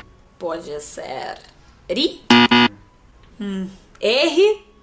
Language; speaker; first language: Portuguese; non-native, learner; Russian